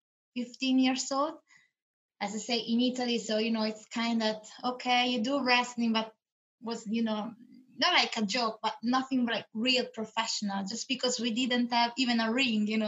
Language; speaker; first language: English; non-native, fluent; Italian